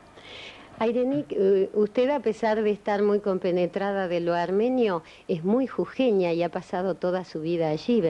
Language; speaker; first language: Spanish; native; Spanish